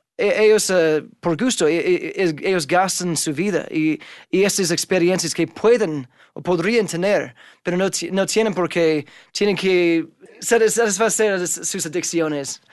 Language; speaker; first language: Spanish; non-native, fluent; English